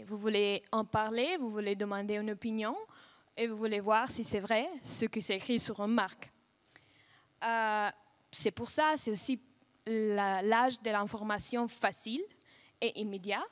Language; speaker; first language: French; non-native, fluent; Russian